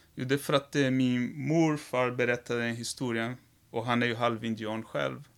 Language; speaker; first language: Swedish; non-native, fluent; Portuguese